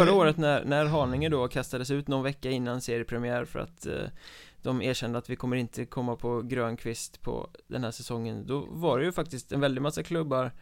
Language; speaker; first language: Swedish; native; Swedish